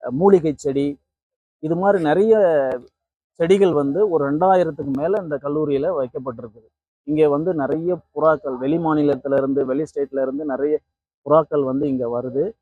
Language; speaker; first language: Tamil; native; Tamil